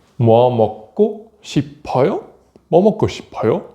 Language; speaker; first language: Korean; non-native, fluent; French